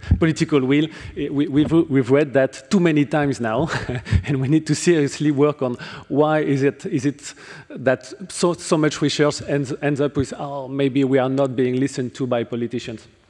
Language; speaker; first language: English; non-native, fluent; French